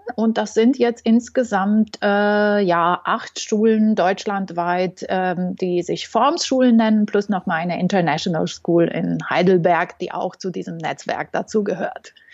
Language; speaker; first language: German; non-native, fluent; Romanian